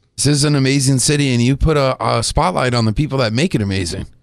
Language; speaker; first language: English; early bilingual, other home language; Italian